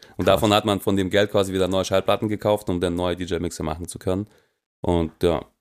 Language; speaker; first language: German; native; German